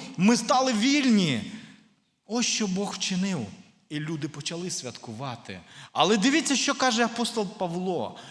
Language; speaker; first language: Ukrainian; non-native, local second language; Russian